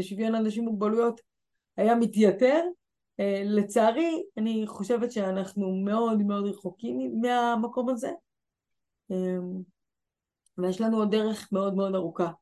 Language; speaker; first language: Hebrew; native; Hebrew